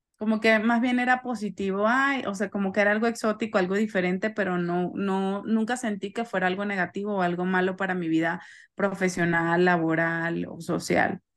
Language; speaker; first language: Spanish; native; Spanish